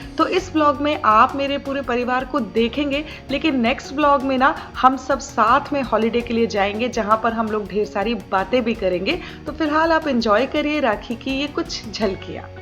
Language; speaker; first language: Hindi; native; Hindi